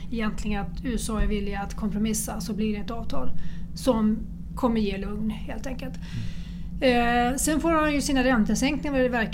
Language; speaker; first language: Swedish; native; Swedish